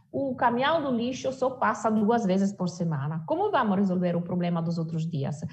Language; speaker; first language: Portuguese; non-native, fluent; Italian